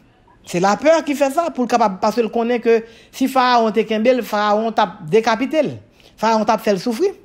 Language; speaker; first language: French; non-native, local second language; Haitian Creole